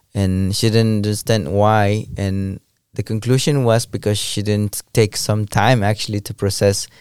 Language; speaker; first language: English; non-native, learner; Kaqchikel